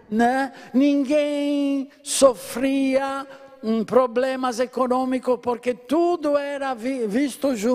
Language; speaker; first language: Portuguese; non-native, fluent; Italian